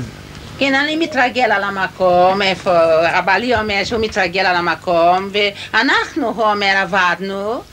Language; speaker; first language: Hebrew; non-native, learner; Romanian